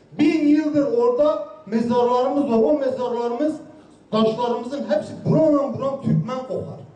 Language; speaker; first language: Turkish; native; Turkish